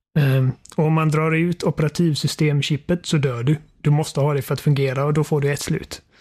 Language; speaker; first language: Swedish; native; Swedish